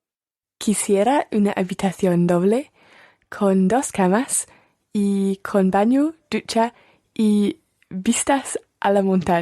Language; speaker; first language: Spanish; non-native, learner; English